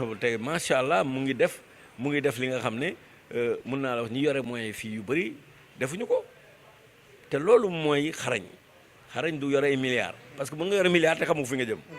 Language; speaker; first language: Wolof; non-native, local second language; Fula